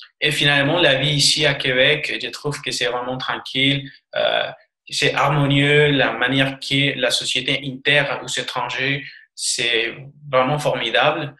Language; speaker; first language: French; non-native, fluent; Spanish